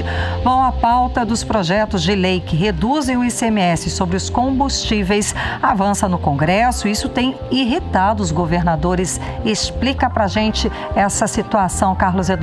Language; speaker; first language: Portuguese; native; Portuguese